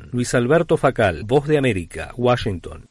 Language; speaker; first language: Spanish; native; Spanish